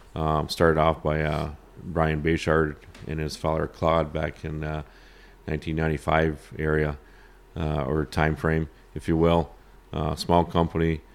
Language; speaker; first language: English; native; English